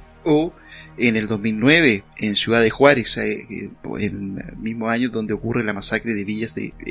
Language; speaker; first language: Spanish; native; Spanish